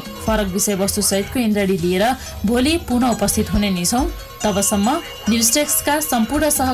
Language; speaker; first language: Nepali; native; Nepali